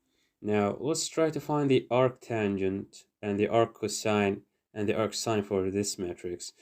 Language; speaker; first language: English; non-native, fluent; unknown